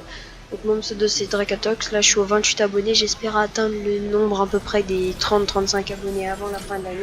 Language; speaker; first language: French; native; French